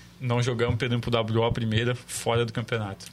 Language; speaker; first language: Portuguese; native; Portuguese